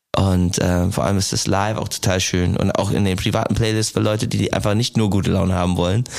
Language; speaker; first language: German; non-native, fluent; English